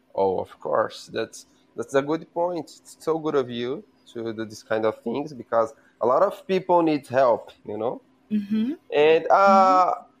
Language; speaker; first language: English; non-native, learner; Portuguese